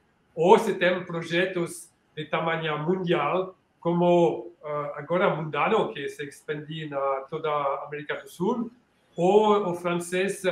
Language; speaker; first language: Portuguese; non-native, learner; French